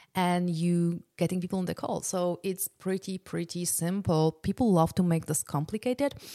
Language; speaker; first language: English; non-native, fluent; Polish